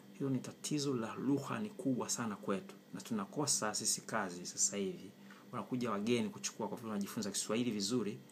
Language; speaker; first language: Swahili; non-native, local second language; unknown